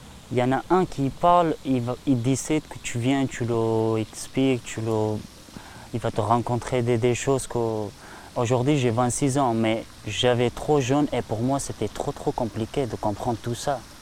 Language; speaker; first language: French; non-native, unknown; Persian